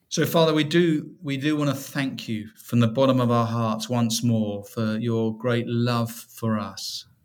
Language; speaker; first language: English; native; English